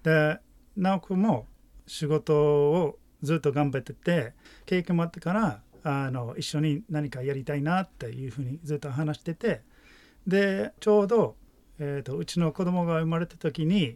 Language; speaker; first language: Japanese; non-native, fluent; English